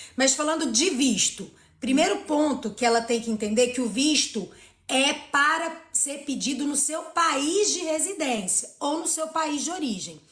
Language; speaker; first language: Portuguese; native; Portuguese